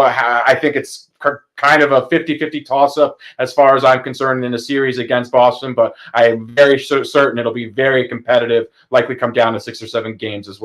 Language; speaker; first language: English; native; English